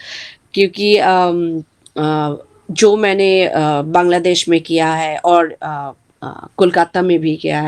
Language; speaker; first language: Hindi; non-native, learner; Bangla